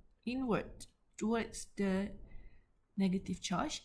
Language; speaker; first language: English; non-native, local second language; Malay